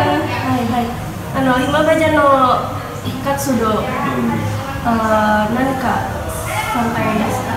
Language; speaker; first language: Japanese; non-native, learner; Indonesian